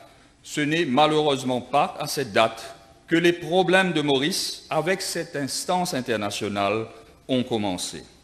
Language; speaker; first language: French; non-native, local second language; Morisyen